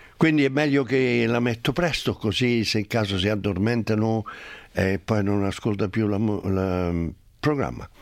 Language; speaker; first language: Italian; native; Italian